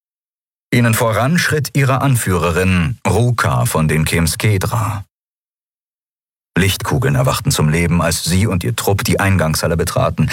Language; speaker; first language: German; native; German